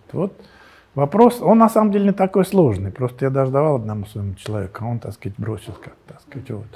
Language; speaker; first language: Russian; native; Russian